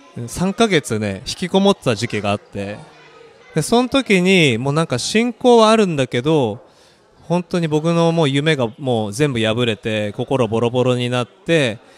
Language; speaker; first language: Japanese; early bilingual, other home language; Korean